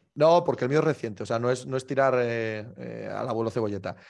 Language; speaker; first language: Spanish; native; Spanish